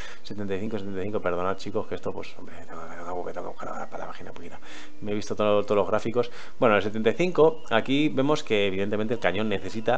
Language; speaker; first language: Spanish; native; Spanish